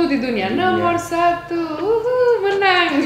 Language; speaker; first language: Indonesian; non-native, fluent; Romanian